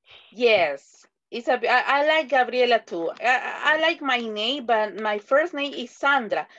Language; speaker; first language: English; non-native, fluent; Spanish